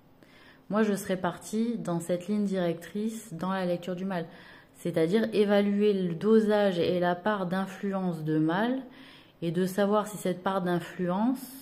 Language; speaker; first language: French; native; French